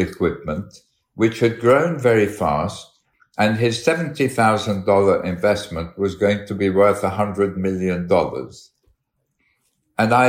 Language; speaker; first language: English; early bilingual, other home language; Arabic